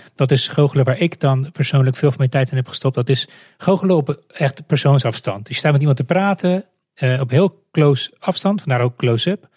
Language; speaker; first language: Dutch; non-native, fluent; Romanian